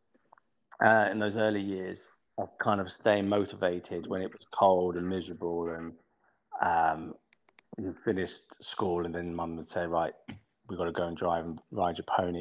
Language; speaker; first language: English; native; English